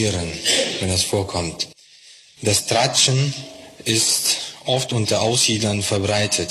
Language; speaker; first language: German; non-native, fluent; Russian